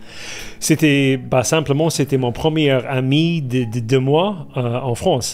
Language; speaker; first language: French; non-native, fluent; English